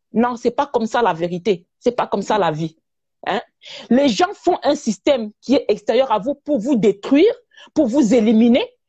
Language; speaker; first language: French; native; French